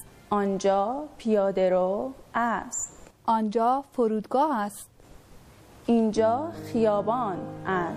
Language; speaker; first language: Persian; non-native, learner; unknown